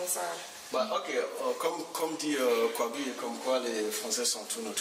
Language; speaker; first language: French; non-native, fluent; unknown